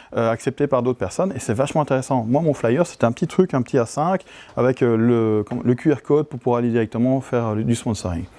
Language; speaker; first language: French; native; French